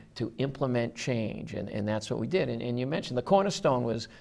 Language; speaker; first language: English; native; English